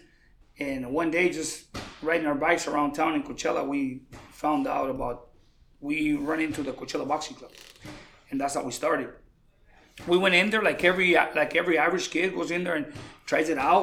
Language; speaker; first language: English; early bilingual, other home language; Spanish